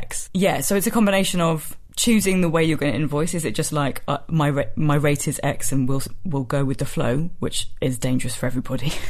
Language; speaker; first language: English; native; English